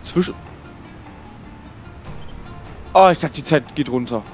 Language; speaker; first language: German; native; German